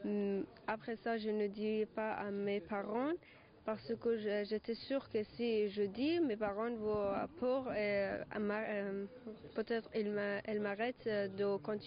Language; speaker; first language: French; non-native, learner; Persian